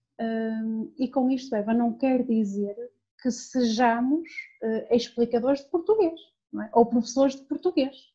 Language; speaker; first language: Portuguese; native; Portuguese